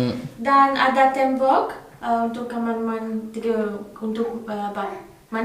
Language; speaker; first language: Indonesian; non-native, learner; French